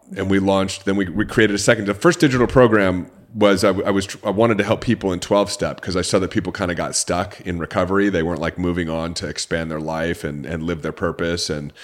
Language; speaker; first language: English; native; English